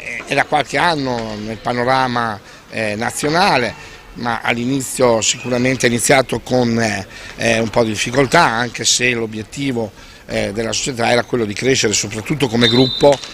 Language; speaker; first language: Italian; native; Italian